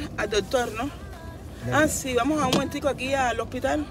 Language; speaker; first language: Spanish; native; Spanish